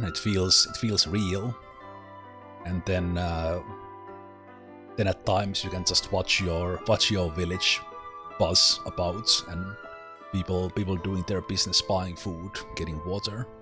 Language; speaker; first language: English; non-native, fluent; Finnish